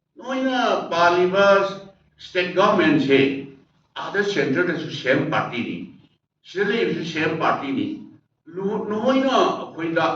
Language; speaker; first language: Manipuri; native; Manipuri